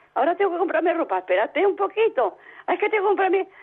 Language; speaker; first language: Spanish; native; Spanish